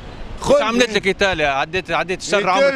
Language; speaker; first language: Arabic; native; Arabic